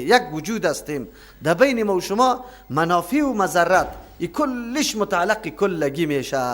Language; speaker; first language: Persian; native; Persian